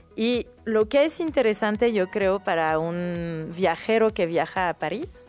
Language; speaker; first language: Spanish; non-native, fluent; French